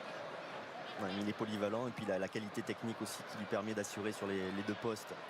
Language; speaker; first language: French; native; French